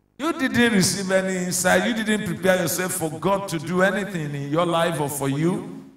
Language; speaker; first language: English; non-native, local second language; Yoruba